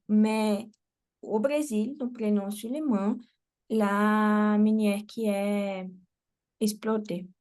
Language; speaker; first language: French; non-native, fluent; Portuguese